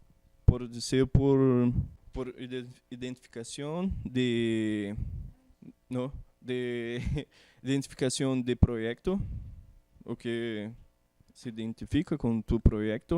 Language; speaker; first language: Spanish; non-native, learner; Portuguese